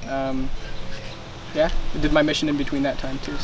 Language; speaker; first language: English; native; English